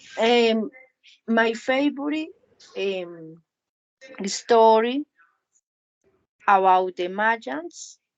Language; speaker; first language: English; non-native, learner; Spanish